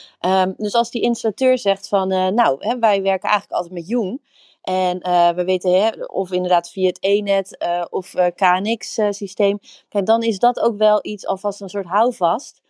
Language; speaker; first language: Dutch; native; Dutch